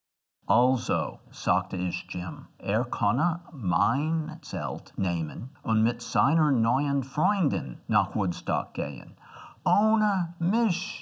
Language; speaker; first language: German; non-native, fluent; English